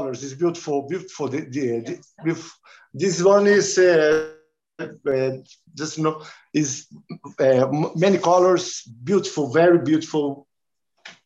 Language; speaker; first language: English; non-native, learner; Portuguese